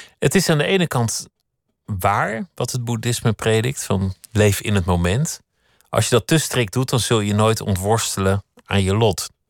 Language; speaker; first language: Dutch; native; Dutch